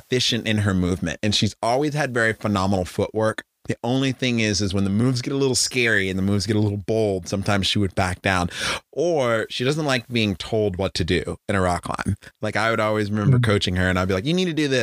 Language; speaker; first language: English; native; English